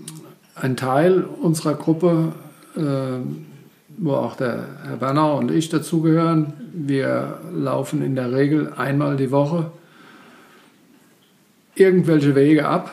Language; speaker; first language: German; native; German